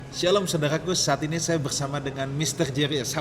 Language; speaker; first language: Indonesian; native; Indonesian